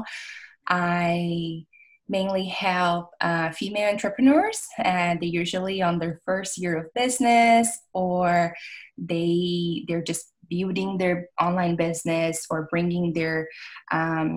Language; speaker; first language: English; non-native, fluent; Portuguese